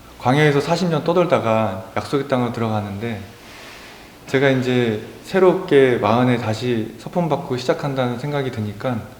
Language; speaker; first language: Korean; native; Korean